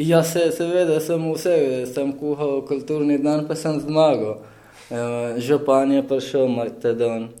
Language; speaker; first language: Slovenian; non-native, learner; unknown